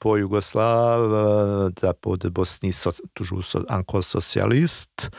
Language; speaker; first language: French; non-native, fluent; Bosnian